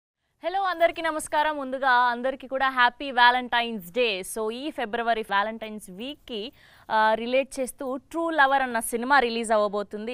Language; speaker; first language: Telugu; native; Telugu